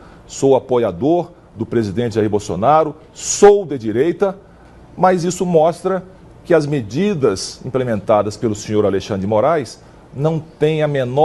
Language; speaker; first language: Portuguese; native; Portuguese